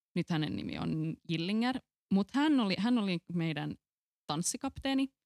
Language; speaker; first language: Finnish; non-native, local second language; Swedish